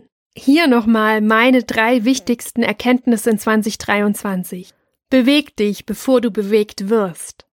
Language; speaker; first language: German; native; German